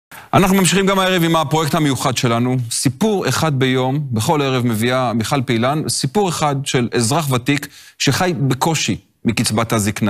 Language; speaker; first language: Hebrew; native; Hebrew